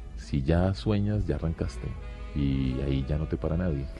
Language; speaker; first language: Spanish; native; Spanish